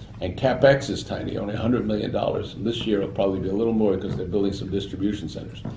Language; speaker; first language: English; native; English